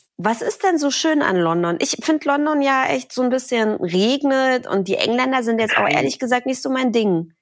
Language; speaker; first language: German; native; German